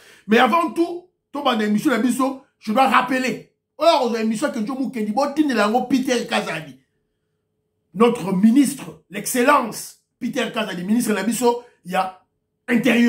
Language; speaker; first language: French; non-native, local second language; Lingala